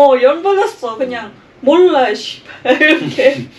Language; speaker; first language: Korean; non-native, learner; Thai